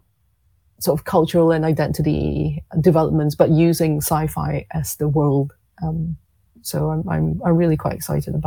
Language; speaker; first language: English; non-native, local second language; Cantonese